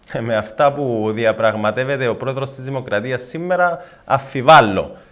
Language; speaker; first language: Greek; native; Greek